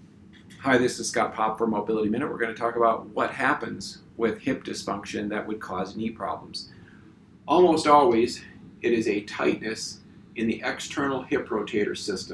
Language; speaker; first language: English; native; English